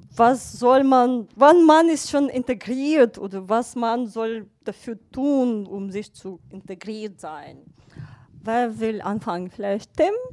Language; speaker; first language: German; non-native, fluent; Russian